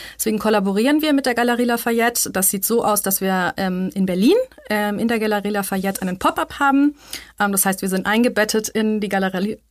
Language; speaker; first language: German; native; German